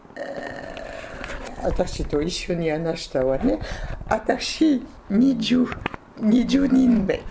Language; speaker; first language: Japanese; non-native, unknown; French